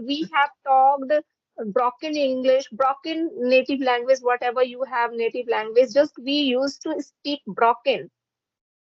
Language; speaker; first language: English; non-native, fluent; Hindi